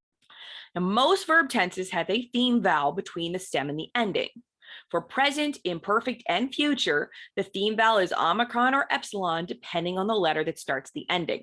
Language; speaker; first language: English; native; English